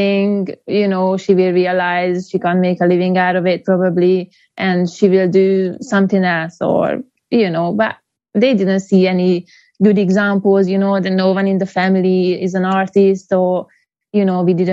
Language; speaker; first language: English; non-native, fluent; Hungarian